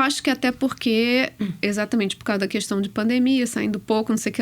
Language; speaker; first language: Portuguese; native; Portuguese